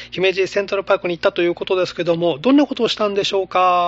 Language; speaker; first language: Japanese; native; Japanese